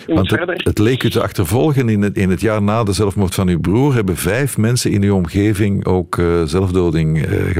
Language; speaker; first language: Dutch; native; Dutch